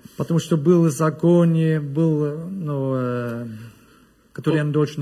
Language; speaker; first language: Russian; non-native, learner; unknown